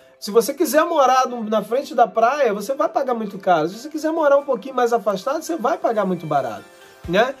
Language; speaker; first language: Portuguese; native; Portuguese